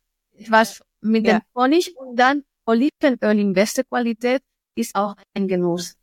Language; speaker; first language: German; non-native, fluent; Spanish